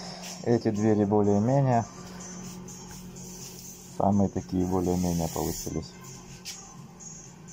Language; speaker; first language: Russian; native; Russian